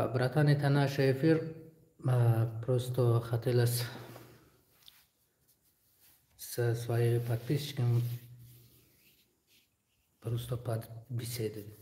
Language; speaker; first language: Russian; non-native, learner; Tajik